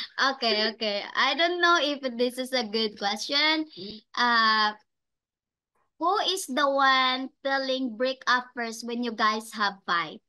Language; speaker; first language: English; non-native, learner; Cebuano